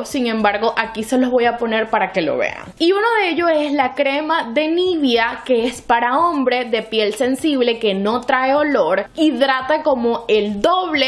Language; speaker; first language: Spanish; native; Spanish